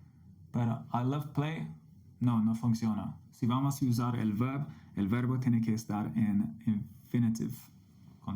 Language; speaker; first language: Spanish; non-native, fluent; English